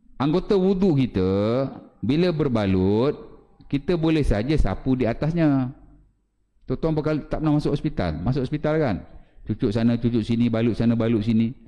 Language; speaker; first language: Malay; native; Malay